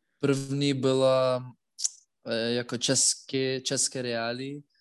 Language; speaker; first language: Czech; non-native, learner; Russian